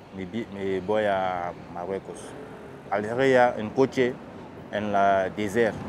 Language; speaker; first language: Spanish; non-native, fluent; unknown